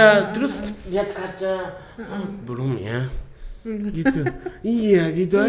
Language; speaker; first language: Indonesian; non-native, learner; Japanese